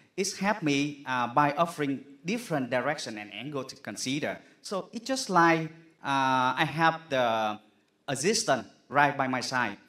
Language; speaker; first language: English; non-native, fluent; Vietnamese